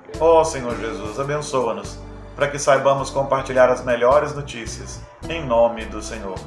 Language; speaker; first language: Portuguese; native; Portuguese